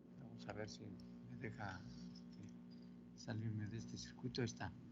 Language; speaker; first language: Spanish; native; Spanish